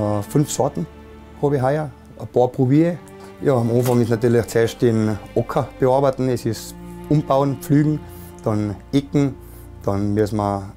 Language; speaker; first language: German; native; German